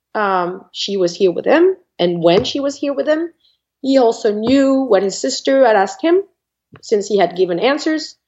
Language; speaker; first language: English; non-native, fluent; French